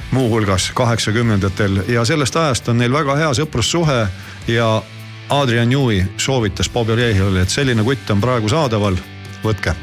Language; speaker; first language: Estonian; native; Estonian